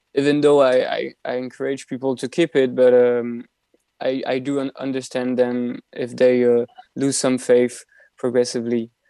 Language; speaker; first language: English; non-native, fluent; French